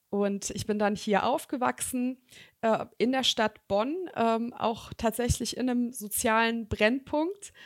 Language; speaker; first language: German; early bilingual, other home language; Serbian